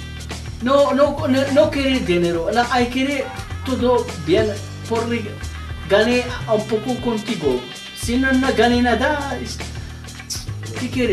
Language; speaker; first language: Spanish; non-native, learner; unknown